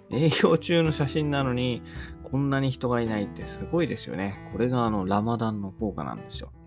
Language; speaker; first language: Japanese; native; Japanese